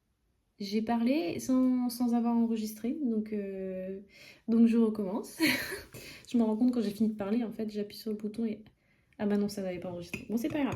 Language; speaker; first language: French; native; French